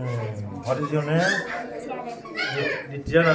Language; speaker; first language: English; non-native, local second language; Bodo